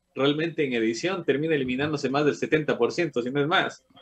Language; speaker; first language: Spanish; native; Spanish